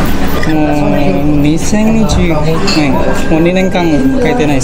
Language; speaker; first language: Japanese; non-native, learner; Indonesian